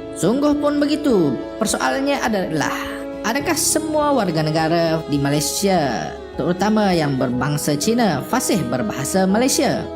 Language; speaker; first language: Malay; native; Malay